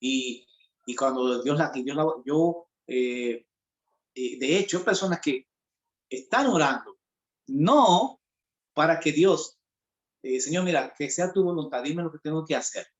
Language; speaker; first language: Spanish; native; Spanish